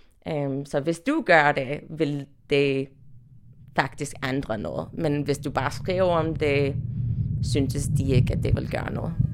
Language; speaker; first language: Danish; non-native, fluent; English